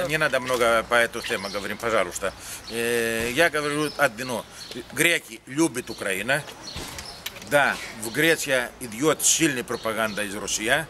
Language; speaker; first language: Russian; non-native, learner; Greek